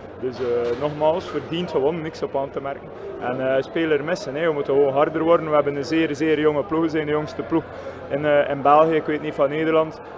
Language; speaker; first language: Dutch; non-native, local second language; French